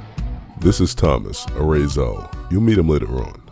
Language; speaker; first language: English; native; English